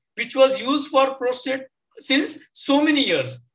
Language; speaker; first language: English; non-native, local second language; Marathi